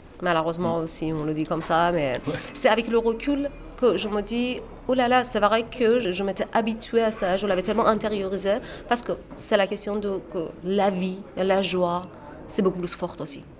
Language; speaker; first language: French; non-native, fluent; Persian